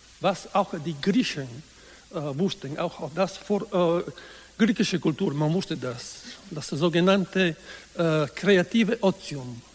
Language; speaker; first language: German; non-native, learner; Italian